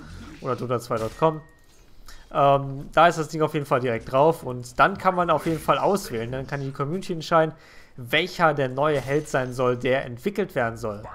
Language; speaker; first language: German; native; German